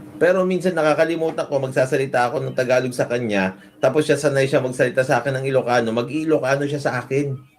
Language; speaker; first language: Filipino; non-native, local second language; Iloko